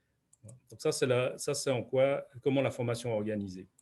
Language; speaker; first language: French; native; French